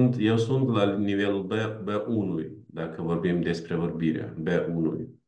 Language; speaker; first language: Romanian; non-native, learner; Ukrainian